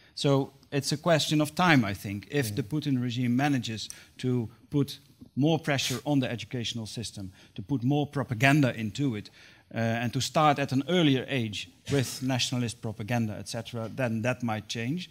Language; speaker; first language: English; non-native, fluent; Dutch